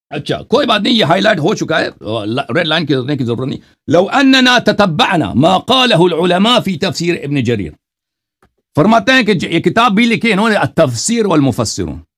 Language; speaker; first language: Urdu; non-native, local second language; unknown